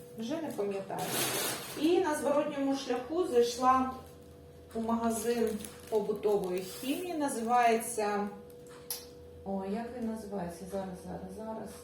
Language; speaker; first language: Ukrainian; non-native, local second language; Russian